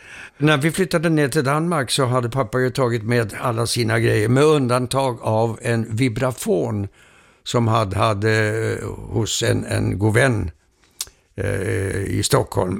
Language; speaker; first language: Swedish; early bilingual, heritage; Swedish